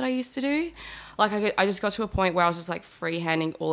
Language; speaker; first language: English; native; English